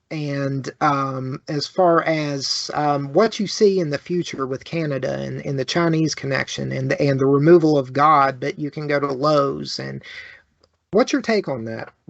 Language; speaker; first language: English; native; English